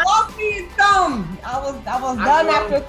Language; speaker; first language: English; native; English